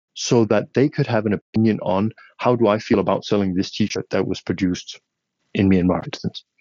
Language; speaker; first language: English; non-native, fluent; Danish